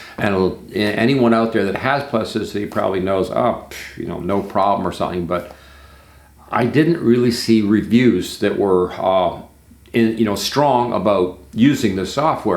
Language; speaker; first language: English; native; English